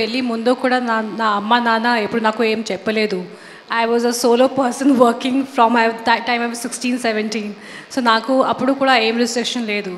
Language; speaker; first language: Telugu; non-native, fluent; Hindi